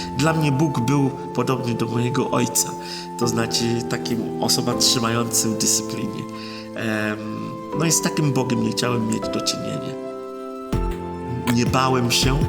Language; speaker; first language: Polish; non-native, fluent; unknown